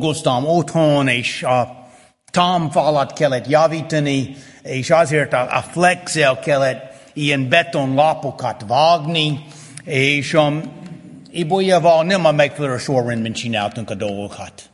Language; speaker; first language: Hungarian; early bilingual, heritage; Hungarian